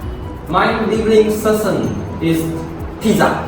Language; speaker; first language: German; non-native, learner; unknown